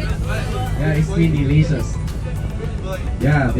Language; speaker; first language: English; non-native, learner; Vietnamese